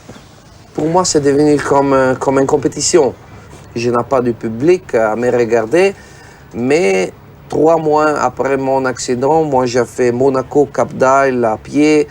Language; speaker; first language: French; non-native, fluent; Italian